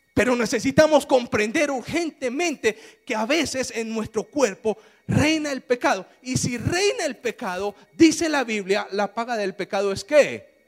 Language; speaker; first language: Spanish; native; Spanish